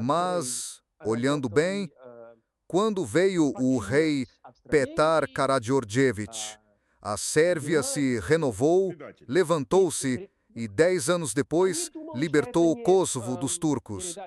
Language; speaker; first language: Portuguese; non-native, fluent; Serbian